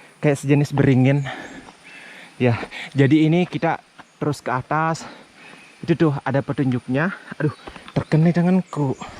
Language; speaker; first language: Indonesian; non-native, local second language; Buginese